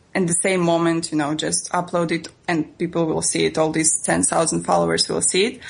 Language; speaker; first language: English; non-native, fluent; Russian